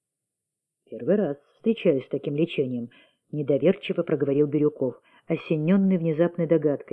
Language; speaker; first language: Russian; native; Russian